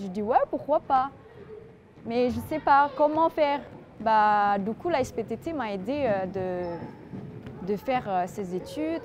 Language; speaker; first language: French; non-native, fluent; Indonesian